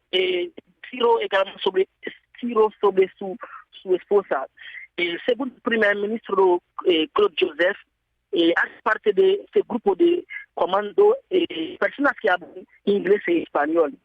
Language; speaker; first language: Spanish; non-native, fluent; Haitian Creole